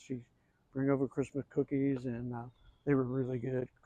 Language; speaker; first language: English; native; English